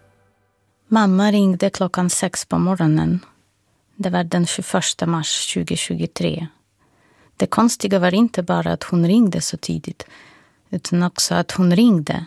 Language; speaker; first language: Swedish; non-native, fluent; Russian